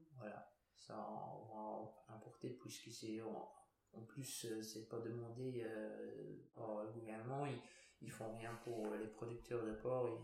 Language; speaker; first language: French; non-native, local second language; Luxembourgish